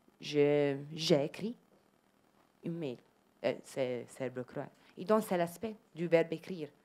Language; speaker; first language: French; non-native, learner; Italian